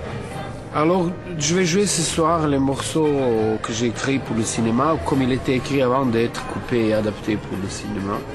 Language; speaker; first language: French; non-native, fluent; Serbian